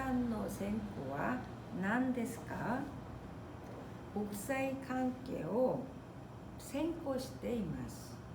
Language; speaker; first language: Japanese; non-native, fluent; Korean